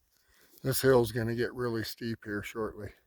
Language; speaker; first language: English; native; English